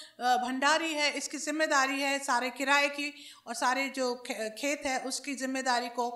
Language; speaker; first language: Hindi; native; Hindi